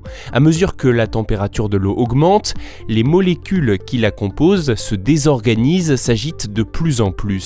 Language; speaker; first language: French; native; French